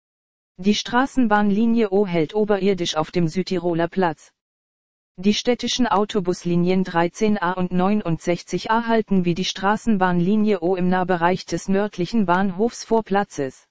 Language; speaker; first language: German; native; German